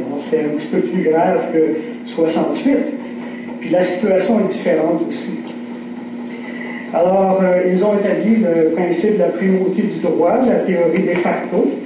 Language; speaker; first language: French; native; French